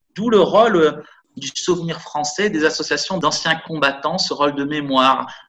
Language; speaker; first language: French; native; French